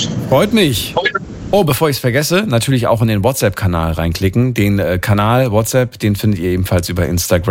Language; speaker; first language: German; native; German